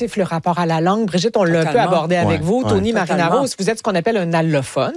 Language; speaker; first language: French; native; French